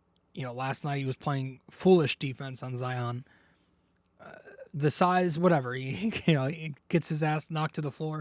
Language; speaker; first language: English; native; English